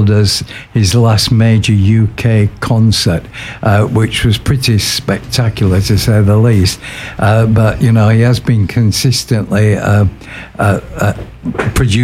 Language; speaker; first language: English; native; English